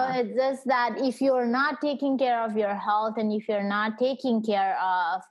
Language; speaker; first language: English; non-native, local second language; Nepali